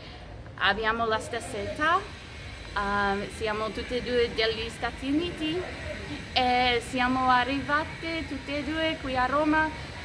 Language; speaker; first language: Italian; non-native, fluent; English